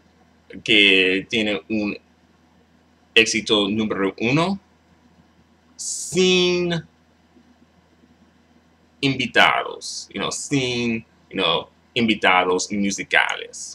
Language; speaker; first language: Spanish; non-native, learner; English